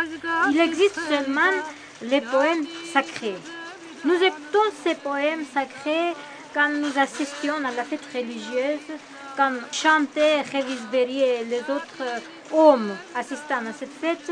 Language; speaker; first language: French; non-native, fluent; Georgian